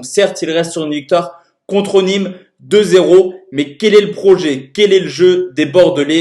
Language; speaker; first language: French; native; French